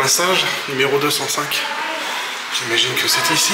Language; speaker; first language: French; native; French